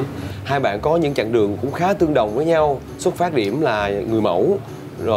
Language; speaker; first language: Vietnamese; native; Vietnamese